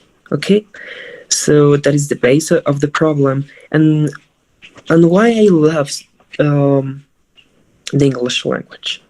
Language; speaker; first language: English; non-native, fluent; Spanish